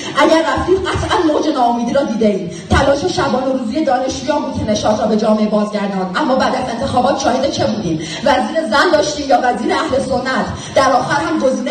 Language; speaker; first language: Persian; non-native, local second language; Kurdish